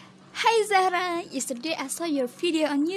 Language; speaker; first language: English; non-native, learner; Indonesian